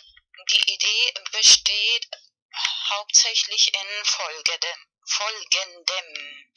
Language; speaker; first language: German; non-native, learner; Spanish